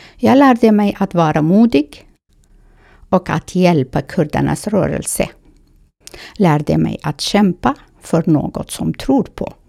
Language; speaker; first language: Swedish; non-native, fluent; Kurdish